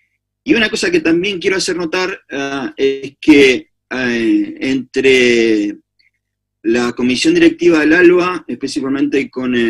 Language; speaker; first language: Spanish; native; Spanish